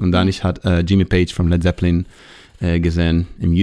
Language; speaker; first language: German; non-native, learner; Hebrew